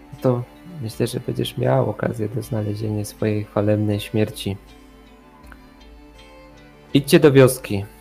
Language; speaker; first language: Polish; native; Polish